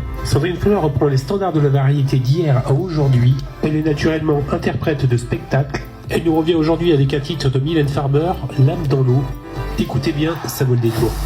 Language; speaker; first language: French; native; French